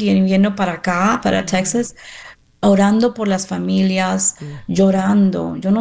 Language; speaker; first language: Spanish; early bilingual, heritage; Spanish